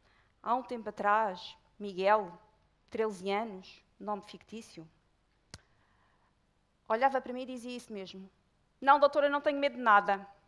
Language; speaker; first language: Portuguese; native; Portuguese